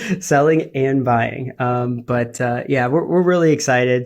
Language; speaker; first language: English; native; English